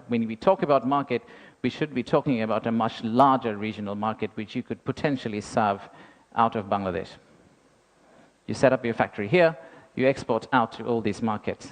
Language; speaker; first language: English; non-native, local second language; Bangla